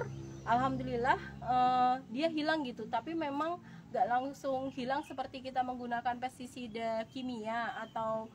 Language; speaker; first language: Indonesian; native; Indonesian